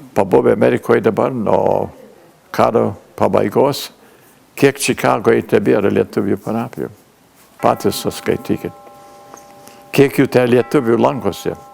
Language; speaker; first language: Lithuanian; early bilingual, heritage; Lithuanian